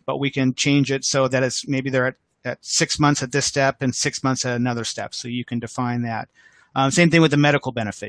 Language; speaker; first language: English; native; English